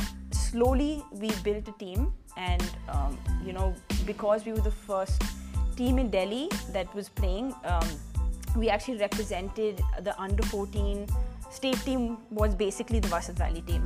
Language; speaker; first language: English; non-native, local second language; Punjabi